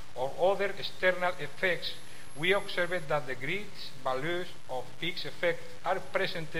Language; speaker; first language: English; non-native, learner; Spanish